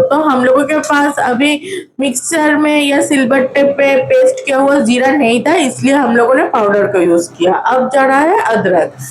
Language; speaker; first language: Hindi; non-native, local second language; Bangla